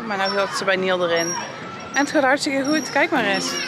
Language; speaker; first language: Dutch; native; Dutch